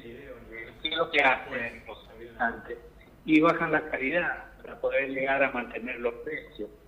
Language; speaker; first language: Spanish; native; Spanish